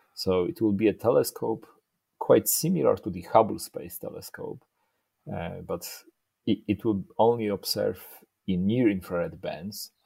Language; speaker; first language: English; non-native, fluent; Polish